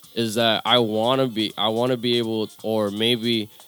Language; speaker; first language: English; early bilingual, other home language; Spanish